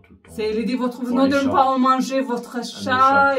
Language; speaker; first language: French; non-native, learner; Arabic